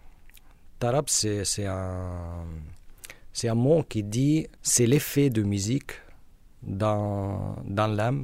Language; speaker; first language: French; non-native, learner; Arabic